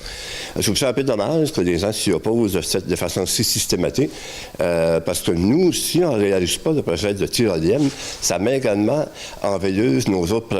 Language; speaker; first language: French; native; French